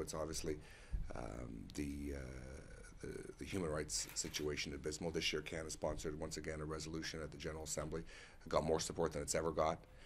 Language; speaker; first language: English; native; English